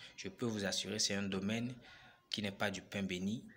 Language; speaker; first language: French; non-native, local second language; Ewe